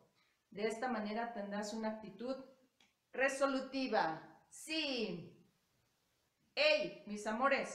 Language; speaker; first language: Spanish; native; Spanish